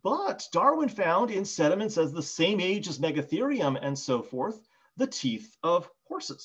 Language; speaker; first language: English; native; English